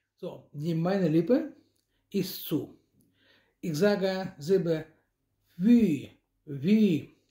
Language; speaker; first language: German; non-native, learner; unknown